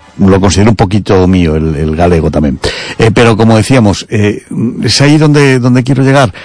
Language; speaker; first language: Spanish; native; Spanish